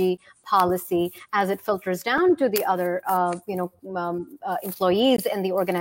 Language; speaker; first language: English; non-native, local second language; Hindi